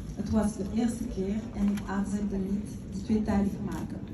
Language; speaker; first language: Dutch; non-native, local second language; French